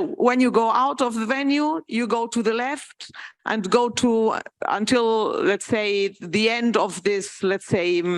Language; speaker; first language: English; non-native, fluent; Italian